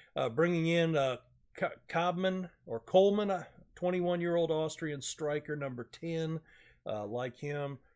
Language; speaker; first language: English; native; English